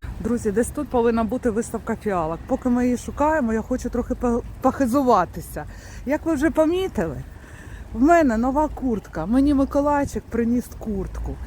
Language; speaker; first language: Ukrainian; non-native, local second language; Russian